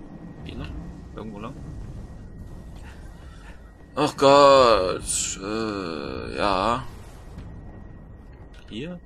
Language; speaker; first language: German; native; German